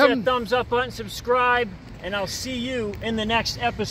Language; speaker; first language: English; native; English